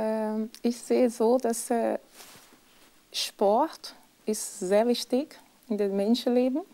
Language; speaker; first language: German; non-native, fluent; Portuguese